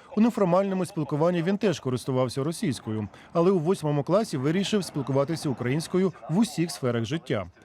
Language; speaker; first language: Ukrainian; native; Ukrainian